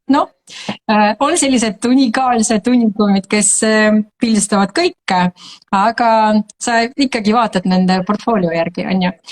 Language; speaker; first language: Estonian; non-native, local second language; Russian